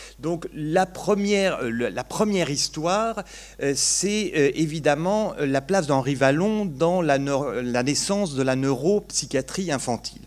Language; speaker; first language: French; native; French